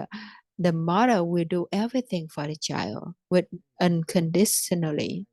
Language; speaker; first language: English; non-native, fluent; Vietnamese